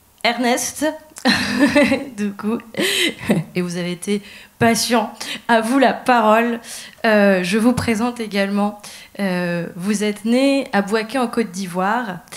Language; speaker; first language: French; native; French